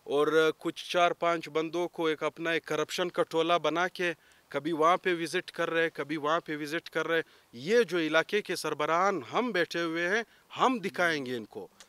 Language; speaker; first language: Urdu; non-native, local second language; Pashto